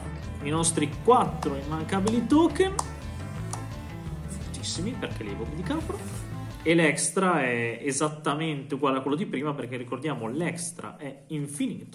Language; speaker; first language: Italian; native; Italian